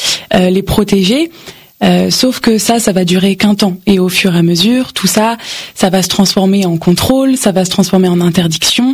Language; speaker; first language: French; native; French